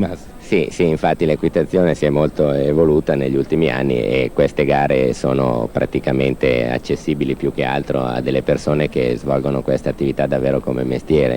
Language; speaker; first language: Italian; native; Italian